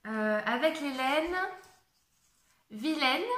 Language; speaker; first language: French; native; French